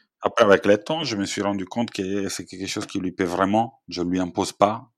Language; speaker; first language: French; non-native, fluent; Italian